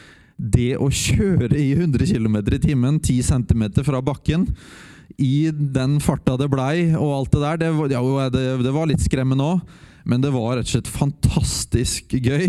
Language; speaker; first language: Norwegian; native; Norwegian